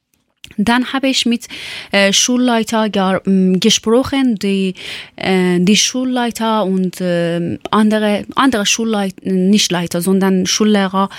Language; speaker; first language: German; non-native, learner; Persian